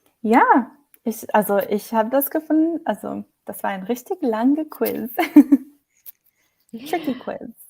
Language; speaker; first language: German; non-native, fluent; English